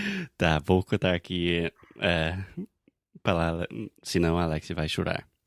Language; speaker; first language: Portuguese; non-native, fluent; English